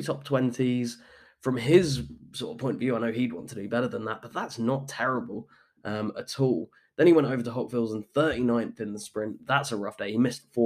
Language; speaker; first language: English; native; English